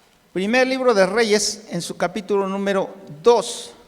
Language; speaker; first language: Spanish; native; Spanish